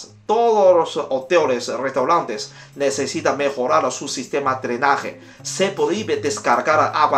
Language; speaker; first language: Spanish; non-native, learner; Chinese